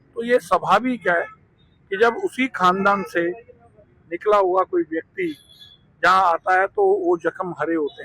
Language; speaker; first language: Hindi; non-native, local second language; Punjabi